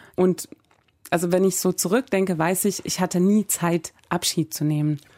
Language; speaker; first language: German; early bilingual, other home language; Persian